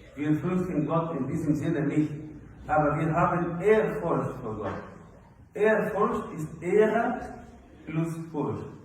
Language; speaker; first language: German; non-native, fluent; Arabic